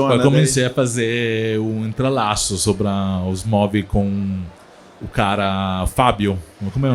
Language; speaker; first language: Portuguese; non-native, learner; Italian